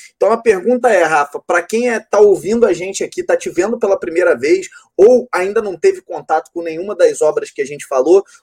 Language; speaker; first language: Portuguese; native; Portuguese